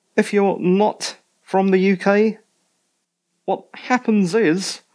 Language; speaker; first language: English; native; English